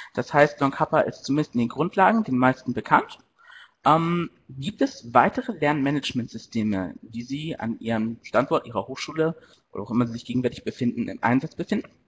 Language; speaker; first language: German; native; German